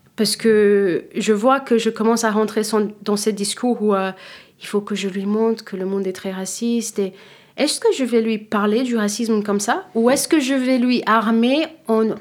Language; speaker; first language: French; non-native, fluent; English